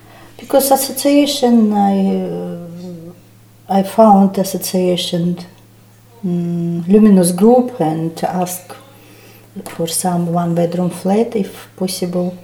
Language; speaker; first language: English; non-native, learner; Russian